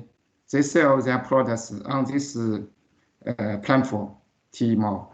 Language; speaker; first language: English; non-native, learner; Chinese